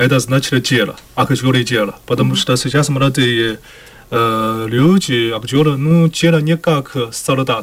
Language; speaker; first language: Russian; non-native, learner; Chinese